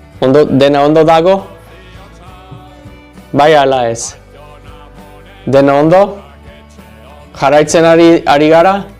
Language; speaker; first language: Basque; non-native, learner; English